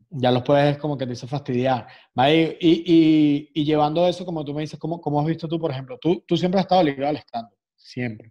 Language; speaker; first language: Spanish; native; Spanish